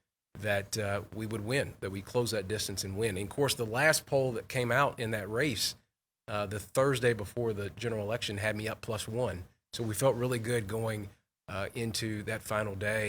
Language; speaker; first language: English; native; English